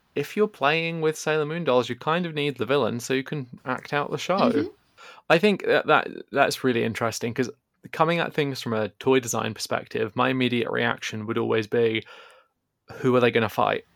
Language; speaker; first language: English; native; English